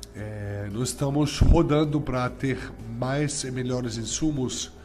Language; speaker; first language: Portuguese; non-native, fluent; German